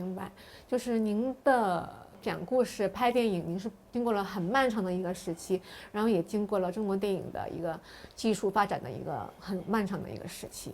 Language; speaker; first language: Chinese; native; Chinese